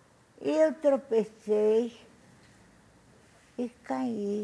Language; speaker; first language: Portuguese; non-native, fluent; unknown